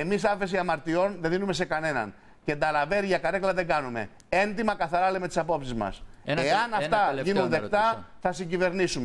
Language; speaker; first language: Greek; native; Greek